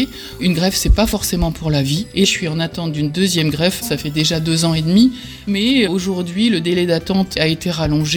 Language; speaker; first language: French; native; French